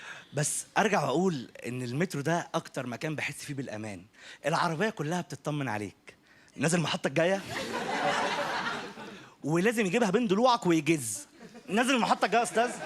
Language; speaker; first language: Arabic; native; Arabic